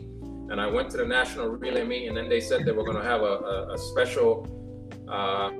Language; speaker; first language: English; non-native, fluent; Spanish